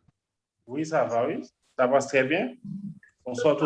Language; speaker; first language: French; non-native, local second language; Haitian Creole